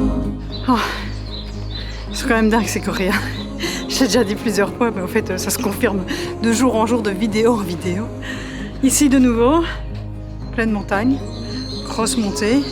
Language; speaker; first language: French; native; French